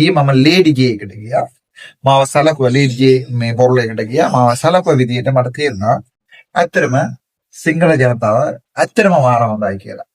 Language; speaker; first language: Sinhala; non-native, local second language; Tamil